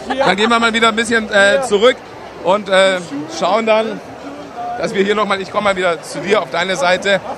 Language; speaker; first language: German; native; German